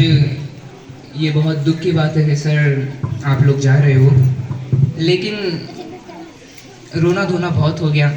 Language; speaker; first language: Hindi; native; Hindi